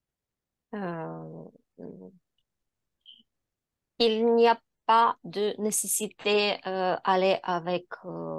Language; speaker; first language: French; non-native, learner; Ukrainian